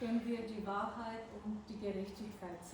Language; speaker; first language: German; non-native, fluent; Bulgarian